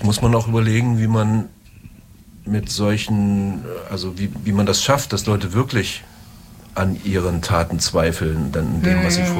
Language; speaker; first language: German; native; German